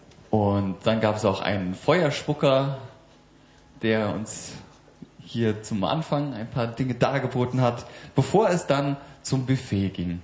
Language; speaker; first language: German; native; German